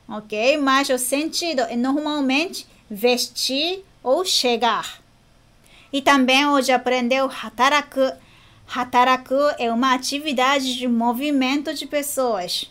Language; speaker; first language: Portuguese; non-native, fluent; Japanese